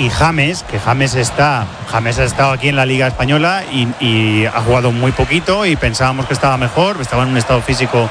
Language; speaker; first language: Spanish; native; Spanish